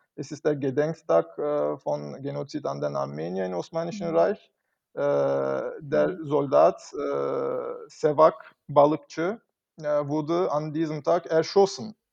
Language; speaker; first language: German; non-native, fluent; Turkish